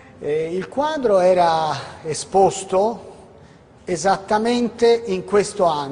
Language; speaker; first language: Italian; native; Italian